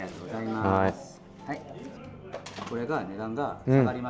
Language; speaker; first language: Japanese; native; Japanese